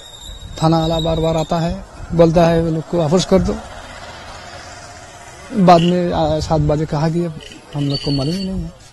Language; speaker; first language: Hindi; non-native, local second language; Bangla